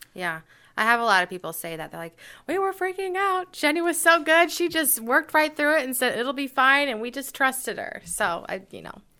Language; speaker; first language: English; native; English